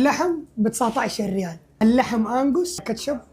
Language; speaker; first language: Arabic; native; Arabic